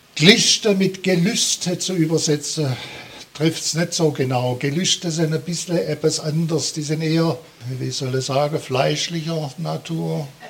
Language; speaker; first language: German; native; German